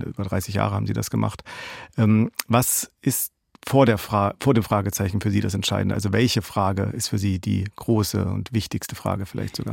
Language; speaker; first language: German; native; German